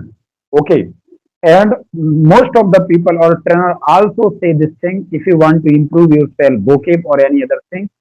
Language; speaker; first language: English; non-native, learner; Hindi